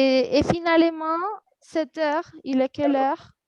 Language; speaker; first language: French; non-native, fluent; Spanish